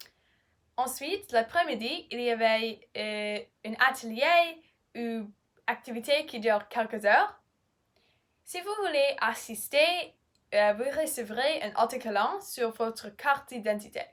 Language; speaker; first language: French; non-native, learner; English